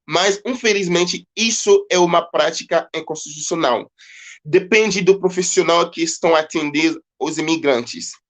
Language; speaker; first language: Portuguese; non-native, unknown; Haitian Creole